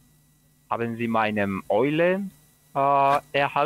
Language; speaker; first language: German; non-native, learner; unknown